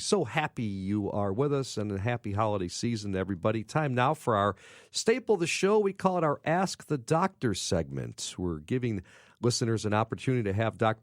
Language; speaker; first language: English; native; English